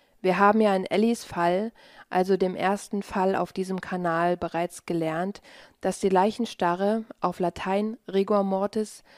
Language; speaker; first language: German; native; German